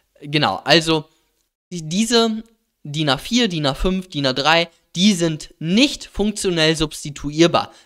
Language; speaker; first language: German; native; German